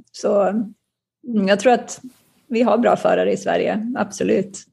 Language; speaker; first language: Swedish; native; Swedish